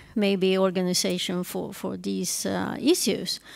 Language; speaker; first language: English; non-native, fluent; Swedish